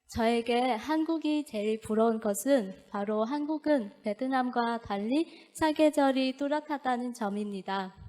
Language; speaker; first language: Korean; non-native, fluent; Vietnamese